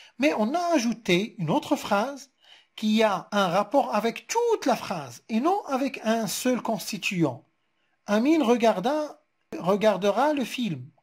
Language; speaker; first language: French; non-native, local second language; Arabic